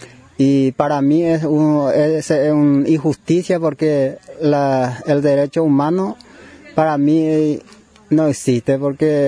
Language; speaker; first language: Spanish; non-native, local second language; Guarani